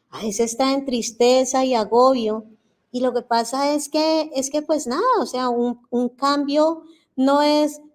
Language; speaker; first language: Spanish; native; Spanish